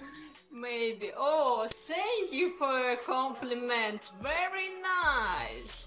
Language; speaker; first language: English; non-native, learner; Russian